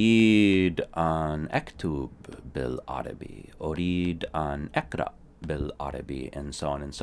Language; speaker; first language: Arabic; non-native, fluent; English